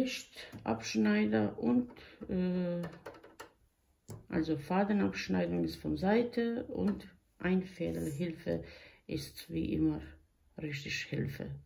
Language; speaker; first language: German; non-native, local second language; Bosnian